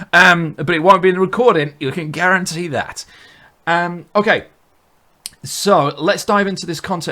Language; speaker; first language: English; native; English